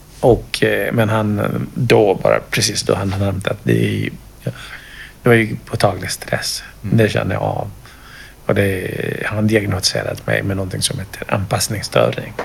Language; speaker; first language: Swedish; non-native, fluent; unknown